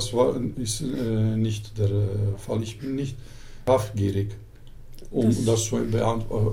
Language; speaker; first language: German; early bilingual, other home language; Turkish